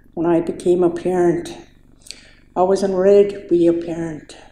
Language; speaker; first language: English; native; English